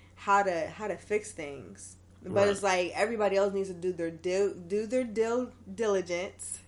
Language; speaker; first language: English; native; English